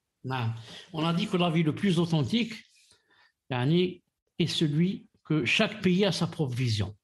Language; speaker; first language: French; non-native, local second language; Arabic